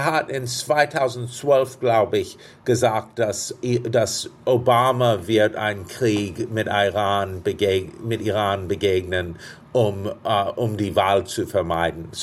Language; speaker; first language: German; non-native, fluent; English